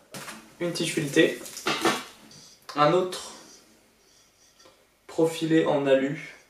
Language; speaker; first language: French; native; French